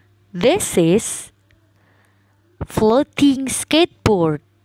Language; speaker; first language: English; non-native, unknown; Indonesian